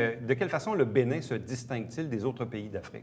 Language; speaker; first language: French; native; French